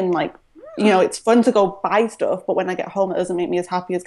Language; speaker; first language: English; native; English